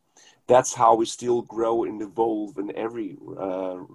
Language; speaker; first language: English; non-native, fluent; German